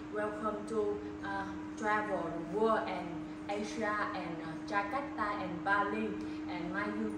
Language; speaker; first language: English; non-native, learner; Vietnamese